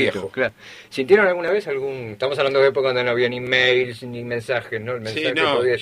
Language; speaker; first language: Spanish; native; Spanish